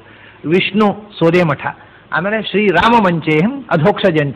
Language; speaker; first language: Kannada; native; Kannada